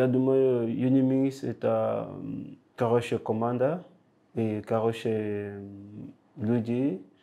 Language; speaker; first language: Russian; non-native, learner; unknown